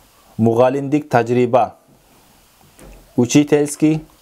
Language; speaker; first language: Russian; non-native, local second language; Kyrgyz